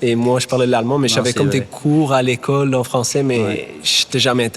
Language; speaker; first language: French; non-native, fluent; German